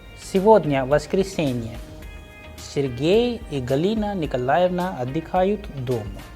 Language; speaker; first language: Russian; non-native, fluent; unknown